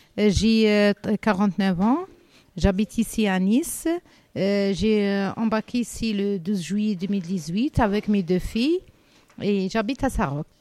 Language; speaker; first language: French; non-native, local second language; Arabic